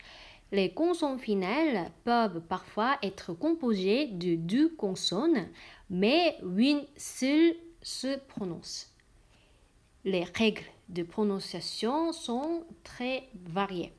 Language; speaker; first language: French; non-native, fluent; Korean